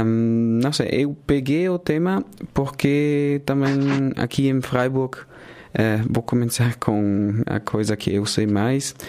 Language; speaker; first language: Portuguese; non-native, fluent; German